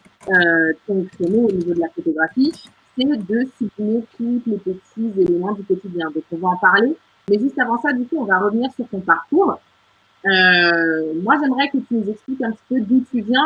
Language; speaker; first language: French; native; French